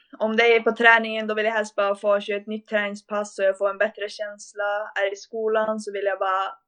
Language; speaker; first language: Swedish; native; Swedish